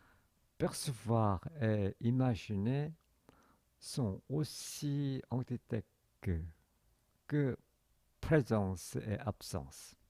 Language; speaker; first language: French; non-native, fluent; Korean